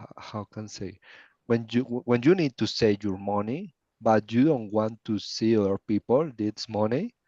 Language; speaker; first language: English; non-native, learner; Spanish